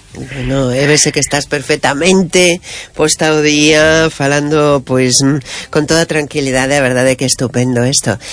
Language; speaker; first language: Galician; native; Galician